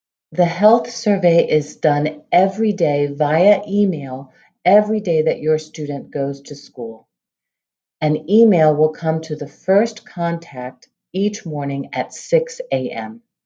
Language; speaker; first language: English; native; English